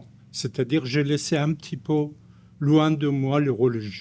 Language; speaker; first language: French; non-native, fluent; Persian